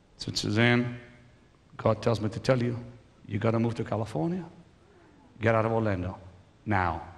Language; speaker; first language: English; non-native, fluent; Arabic